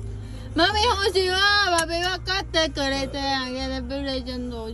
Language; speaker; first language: Japanese; non-native, learner; Vietnamese